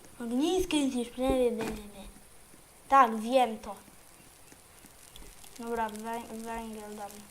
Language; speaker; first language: Polish; native; Polish